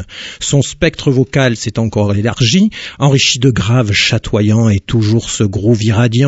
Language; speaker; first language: French; native; French